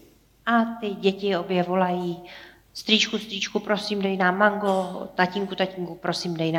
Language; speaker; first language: Czech; native; Czech